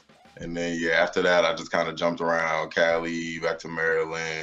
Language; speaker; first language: English; native; English